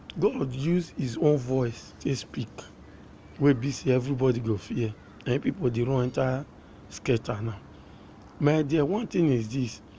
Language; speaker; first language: Nigerian Pidgin; native; Nigerian Pidgin